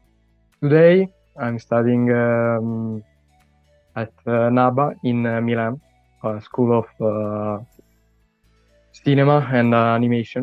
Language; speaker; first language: English; non-native, learner; Italian